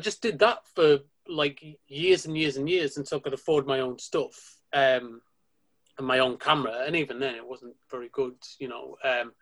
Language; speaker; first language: English; native; English